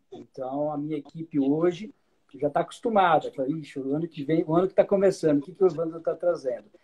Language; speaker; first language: Portuguese; native; Portuguese